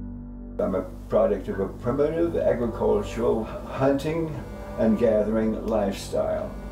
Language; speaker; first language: English; native; English